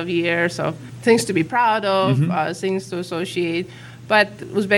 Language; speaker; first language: English; non-native, fluent; Uzbek